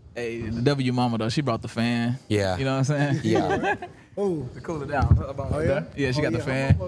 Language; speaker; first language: English; native; English